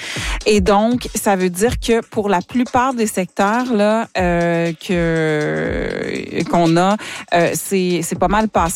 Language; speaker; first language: French; native; French